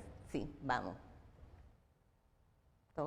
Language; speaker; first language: Spanish; native; Spanish